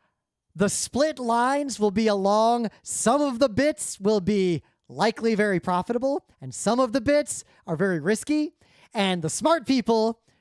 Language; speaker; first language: English; native; English